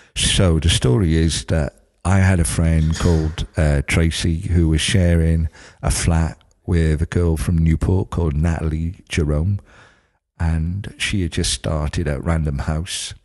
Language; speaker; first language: English; native; English